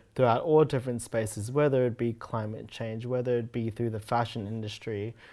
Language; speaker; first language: English; native; English